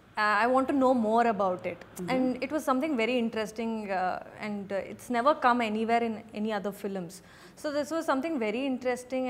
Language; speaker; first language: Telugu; non-native, learner; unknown